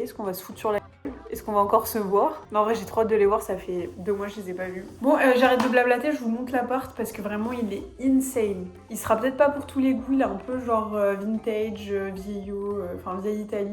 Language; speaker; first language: French; native; French